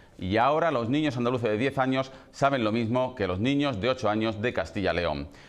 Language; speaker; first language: Spanish; native; Spanish